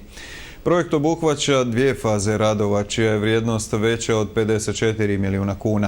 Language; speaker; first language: Croatian; native; Croatian